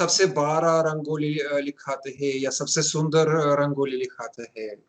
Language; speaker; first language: Hindi; non-native, learner; Russian